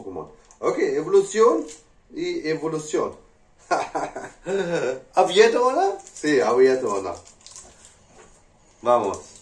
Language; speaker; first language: Spanish; non-native, learner; English